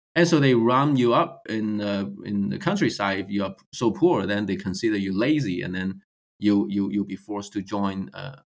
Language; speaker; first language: English; non-native, fluent; Chinese